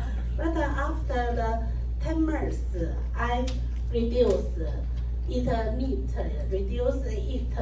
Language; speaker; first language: English; non-native, learner; Chinese